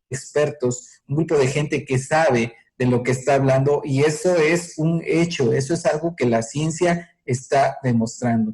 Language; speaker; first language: Spanish; native; Spanish